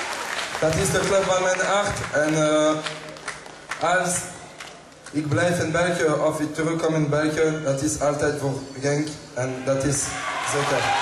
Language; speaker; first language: Dutch; non-native, local second language; French